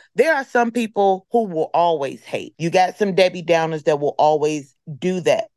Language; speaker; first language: English; native; English